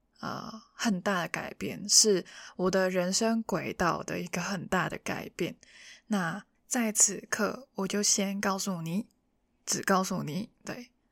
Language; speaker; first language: Chinese; non-native, local second language; Cantonese